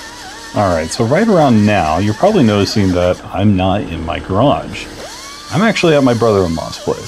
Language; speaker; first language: English; native; English